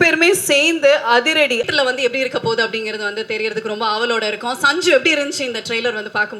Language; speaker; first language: Tamil; native; Tamil